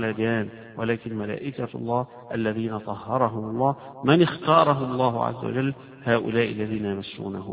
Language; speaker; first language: Arabic; native; Arabic